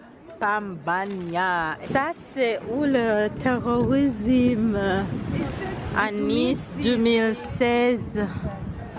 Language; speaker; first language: French; non-native, learner; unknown